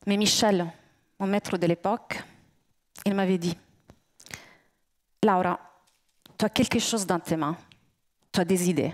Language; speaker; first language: French; native; French